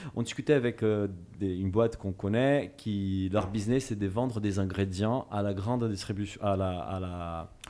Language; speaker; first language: French; non-native, fluent; Portuguese